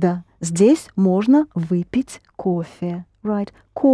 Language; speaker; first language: Russian; non-native, fluent; English